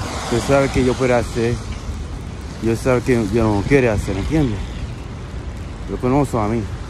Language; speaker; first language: Spanish; early bilingual, heritage; Spanish